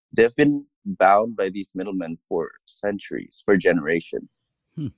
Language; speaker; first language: English; non-native, fluent; Indonesian